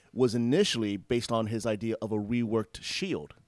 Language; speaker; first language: English; native; English